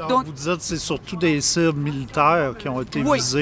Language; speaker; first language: French; native; French